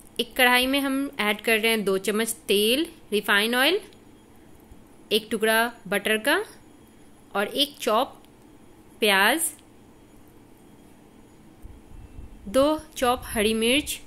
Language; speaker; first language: Hindi; native; Hindi